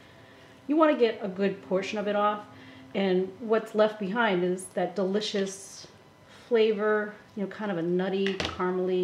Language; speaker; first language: English; native; English